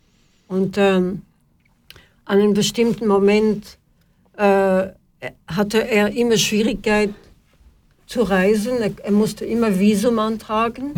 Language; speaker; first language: German; non-native, fluent; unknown